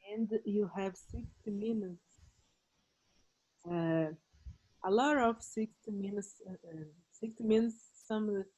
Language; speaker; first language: English; non-native, learner; Portuguese